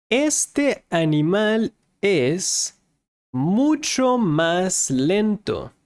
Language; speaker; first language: Spanish; non-native, fluent; English